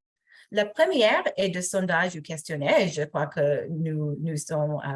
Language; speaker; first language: French; non-native, fluent; English